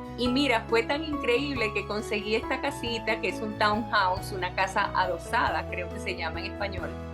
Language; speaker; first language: Spanish; native; Spanish